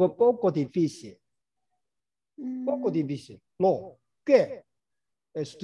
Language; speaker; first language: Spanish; non-native, learner; Korean